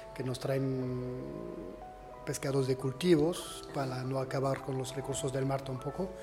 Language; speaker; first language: Spanish; non-native, fluent; French